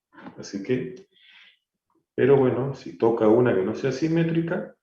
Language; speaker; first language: Spanish; native; Spanish